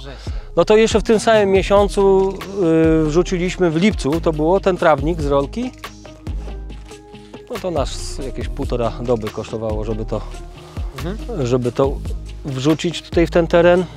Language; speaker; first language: Polish; native; Polish